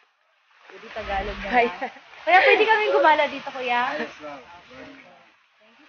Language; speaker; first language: Filipino; non-native, local second language; Cebuano